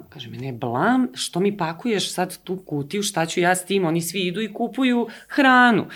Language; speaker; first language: Serbian; native; Serbian